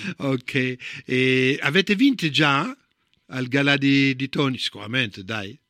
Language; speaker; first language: Italian; early bilingual, heritage; Italian